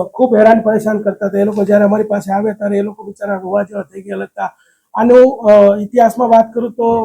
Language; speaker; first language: Gujarati; native; Gujarati